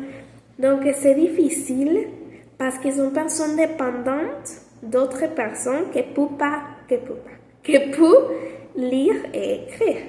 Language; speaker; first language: French; non-native, learner; Spanish